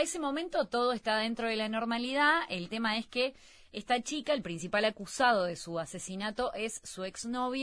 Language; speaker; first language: Spanish; native; Spanish